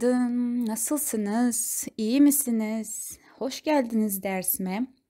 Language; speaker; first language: Turkish; non-native, fluent; Kazakh